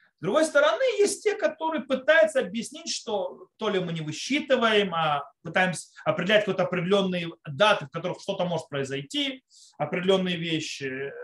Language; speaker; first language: Russian; early bilingual, heritage; Russian